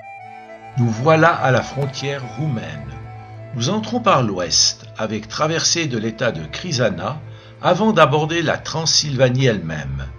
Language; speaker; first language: French; native; French